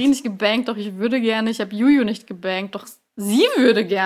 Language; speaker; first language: German; early bilingual, other home language; Persian